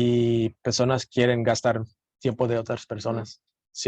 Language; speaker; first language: Spanish; non-native, learner; English